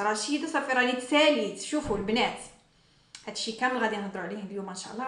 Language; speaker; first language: Arabic; native; Arabic